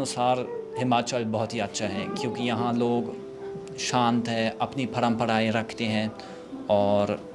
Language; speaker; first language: Hindi; non-native, fluent; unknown